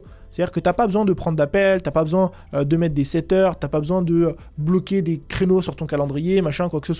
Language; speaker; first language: French; native; French